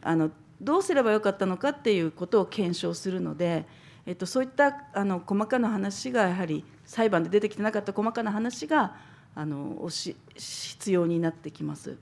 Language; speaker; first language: Japanese; native; Japanese